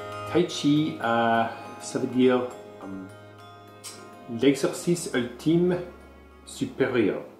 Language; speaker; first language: French; non-native, local second language; English